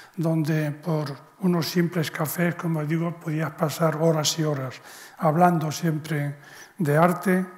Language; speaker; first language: Spanish; native; Spanish